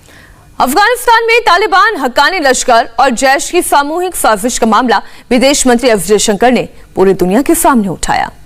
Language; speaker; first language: Hindi; native; Hindi